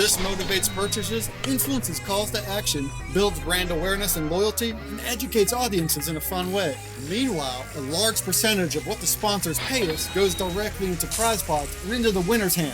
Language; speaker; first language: English; native; English